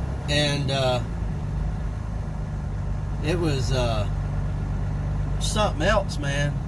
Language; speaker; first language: English; native; English